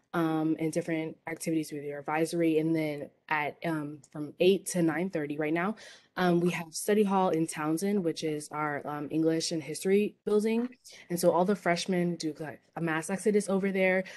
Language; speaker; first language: English; native; English